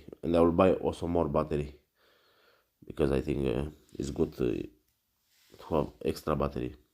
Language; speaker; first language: English; non-native, learner; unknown